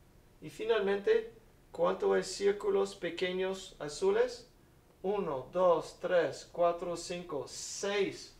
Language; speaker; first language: Spanish; non-native, fluent; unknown